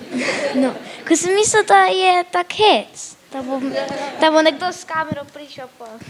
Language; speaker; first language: Slovenian; early bilingual, heritage; Slovenian